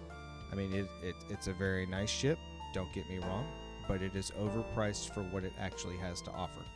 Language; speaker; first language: English; native; English